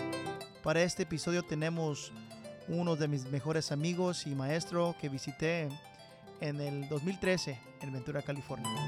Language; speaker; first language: Spanish; early bilingual, heritage; Spanish